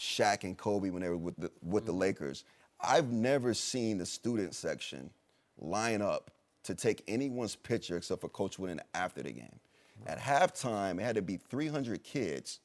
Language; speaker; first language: English; native; English